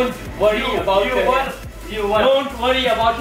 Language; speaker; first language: English; non-native, fluent; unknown